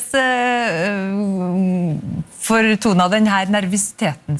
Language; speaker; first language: Norwegian; native; Norwegian